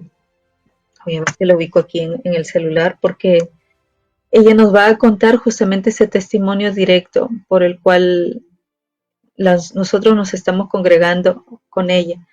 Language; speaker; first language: Spanish; native; Spanish